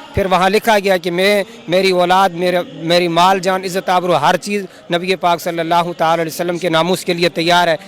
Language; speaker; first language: Urdu; non-native, local second language; Pahari-Potwari